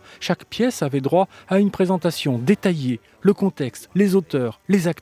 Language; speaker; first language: French; native; French